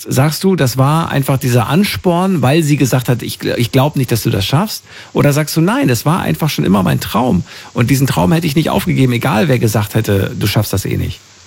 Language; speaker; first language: German; native; German